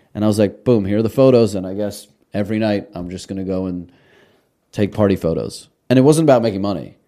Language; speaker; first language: English; early bilingual, other home language; Russian